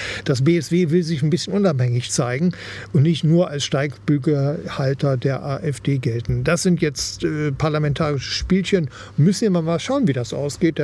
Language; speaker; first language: German; native; German